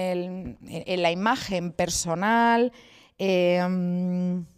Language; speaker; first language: Spanish; native; Spanish